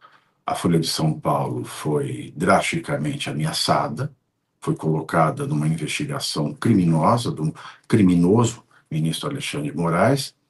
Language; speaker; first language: Portuguese; native; Portuguese